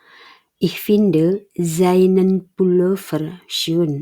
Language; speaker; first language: German; non-native, fluent; Indonesian